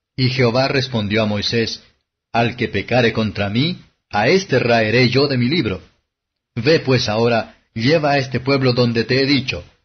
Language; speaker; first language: Spanish; non-native, fluent; Portuguese